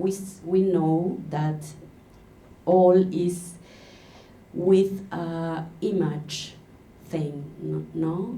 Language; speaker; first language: English; non-native, learner; Spanish